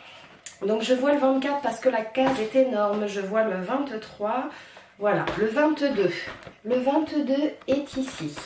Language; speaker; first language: French; native; French